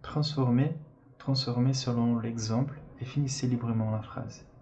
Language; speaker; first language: French; non-native, fluent; Portuguese